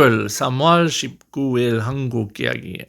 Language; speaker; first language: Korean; non-native, learner; English